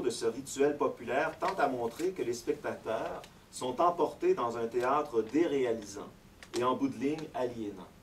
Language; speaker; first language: French; native; French